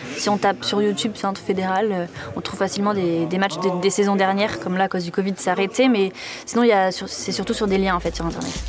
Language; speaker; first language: French; native; French